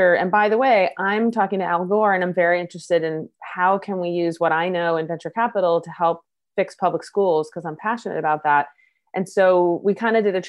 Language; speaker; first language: English; native; English